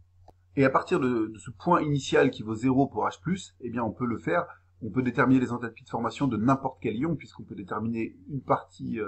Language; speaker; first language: French; native; French